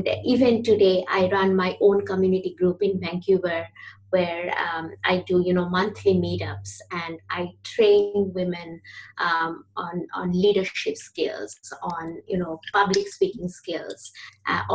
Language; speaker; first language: English; non-native, local second language; Bangla